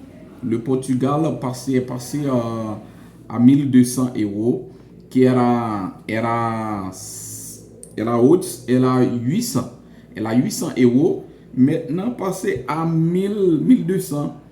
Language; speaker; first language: French; non-native, local second language; Haitian Creole